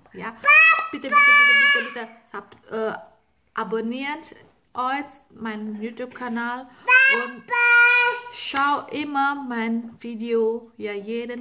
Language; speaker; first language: German; non-native, learner; Indonesian